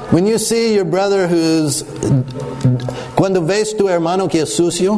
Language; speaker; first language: Spanish; non-native, learner; English